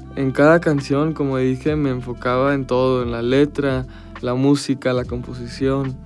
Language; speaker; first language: Spanish; early bilingual, heritage; Spanish